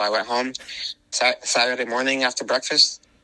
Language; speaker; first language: English; native; English